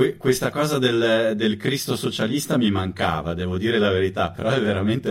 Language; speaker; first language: Italian; native; Italian